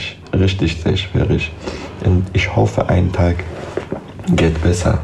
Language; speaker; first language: German; non-native, learner; Persian